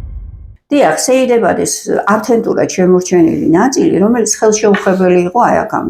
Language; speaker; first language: Georgian; native; Georgian